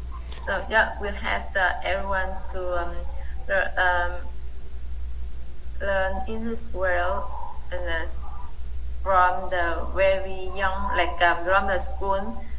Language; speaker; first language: English; non-native, learner; Vietnamese